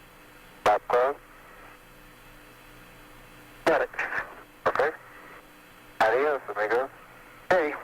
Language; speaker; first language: English; native; English